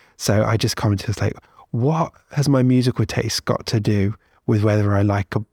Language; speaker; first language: English; native; English